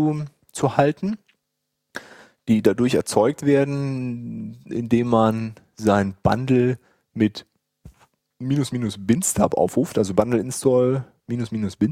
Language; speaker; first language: German; native; German